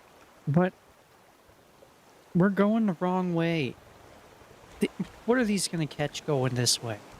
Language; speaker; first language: English; native; English